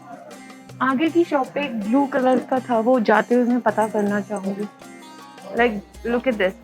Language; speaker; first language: Hindi; native; Hindi